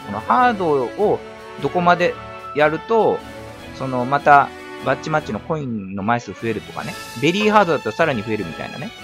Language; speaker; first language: Japanese; native; Japanese